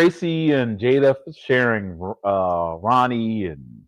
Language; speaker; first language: English; native; English